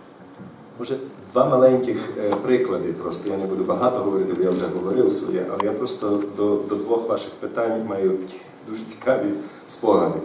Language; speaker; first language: Ukrainian; native; Ukrainian